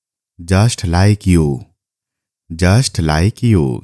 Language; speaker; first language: English; non-native, fluent; Nepali